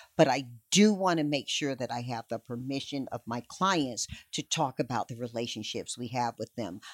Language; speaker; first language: English; native; English